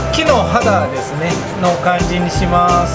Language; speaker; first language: Japanese; native; Japanese